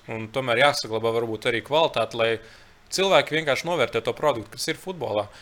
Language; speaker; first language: Latvian; early bilingual, other home language; Lithuanian